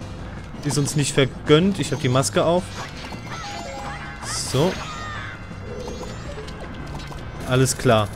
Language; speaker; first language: German; native; German